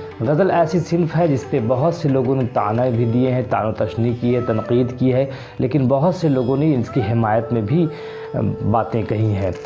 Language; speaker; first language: Urdu; native; Urdu